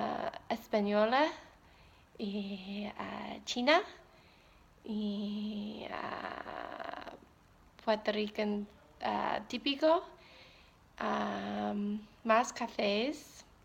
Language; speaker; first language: Spanish; non-native, learner; English